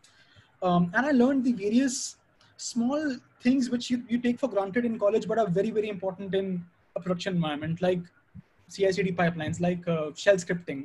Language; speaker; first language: English; non-native, local second language; Hindi